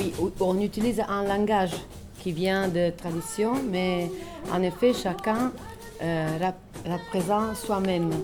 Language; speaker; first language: French; non-native, fluent; Italian